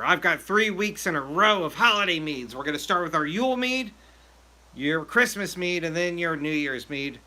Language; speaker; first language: English; native; English